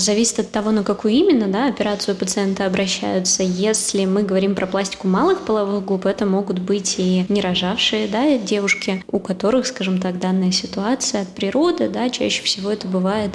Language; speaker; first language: Russian; native; Russian